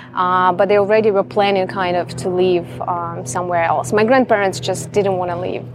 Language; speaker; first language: English; non-native, fluent; Russian